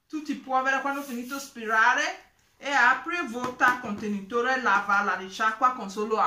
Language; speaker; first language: Italian; non-native, learner; English